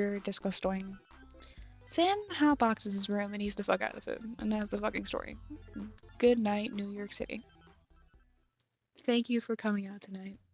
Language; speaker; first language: English; native; English